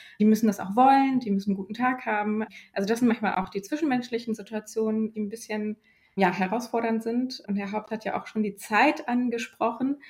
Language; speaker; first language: German; early bilingual, other home language; Polish